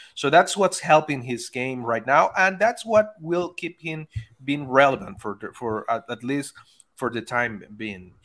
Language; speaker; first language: English; non-native, fluent; Spanish